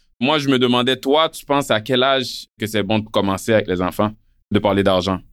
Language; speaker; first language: French; non-native, local second language; Haitian Creole